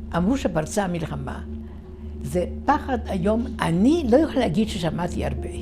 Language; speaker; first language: Hebrew; non-native, fluent; Yiddish